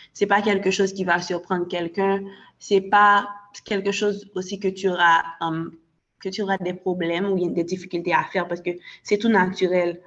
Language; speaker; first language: French; non-native, local second language; Haitian Creole